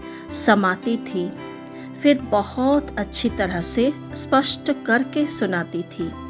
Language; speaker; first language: Hindi; native; Hindi